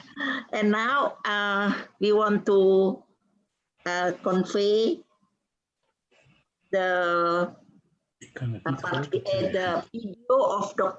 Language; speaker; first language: English; non-native, fluent; Indonesian